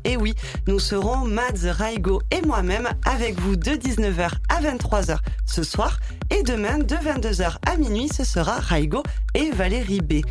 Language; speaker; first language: French; native; French